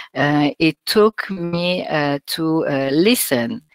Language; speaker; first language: English; non-native, fluent; French